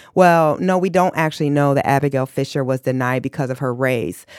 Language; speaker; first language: English; native; English